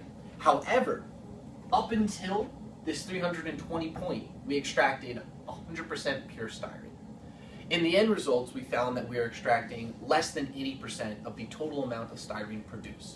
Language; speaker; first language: English; native; English